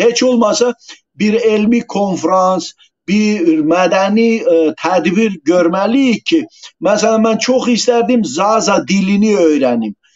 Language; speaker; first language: Azerbaijani; non-native, local second language; Talysh